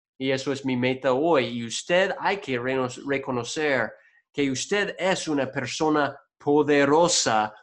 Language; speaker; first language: Spanish; non-native, fluent; English